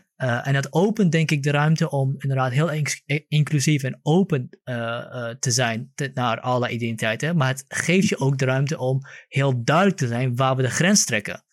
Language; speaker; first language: Dutch; early bilingual, other home language; Kurdish